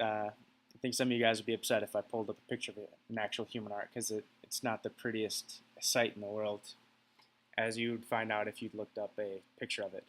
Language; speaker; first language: English; native; English